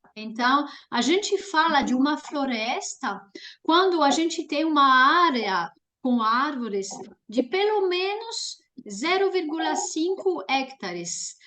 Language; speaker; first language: Portuguese; non-native, fluent; French